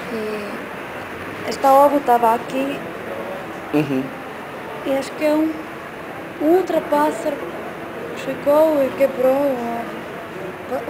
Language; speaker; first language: Portuguese; non-native, learner; Finnish